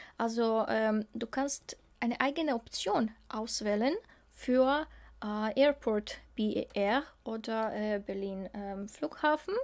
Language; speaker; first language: German; non-native, learner; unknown